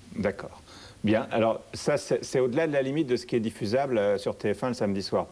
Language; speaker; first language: French; native; French